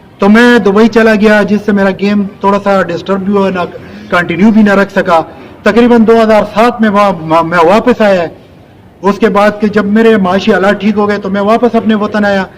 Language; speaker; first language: Urdu; non-native, local second language; Pashto